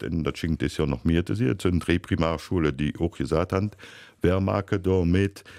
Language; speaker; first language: German; native; German